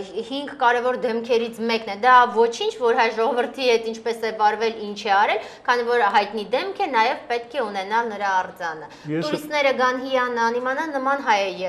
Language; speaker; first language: Armenian; native; Armenian